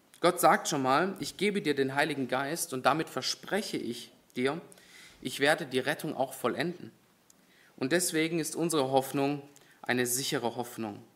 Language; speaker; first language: German; native; German